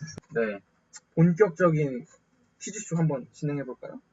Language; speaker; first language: Korean; native; Korean